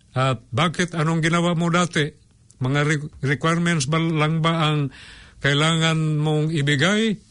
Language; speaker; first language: Filipino; non-native, local second language; Cebuano